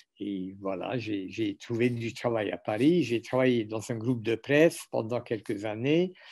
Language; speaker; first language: French; non-native, fluent; Hungarian